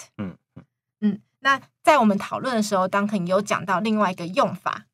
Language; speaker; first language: Chinese; native; Chinese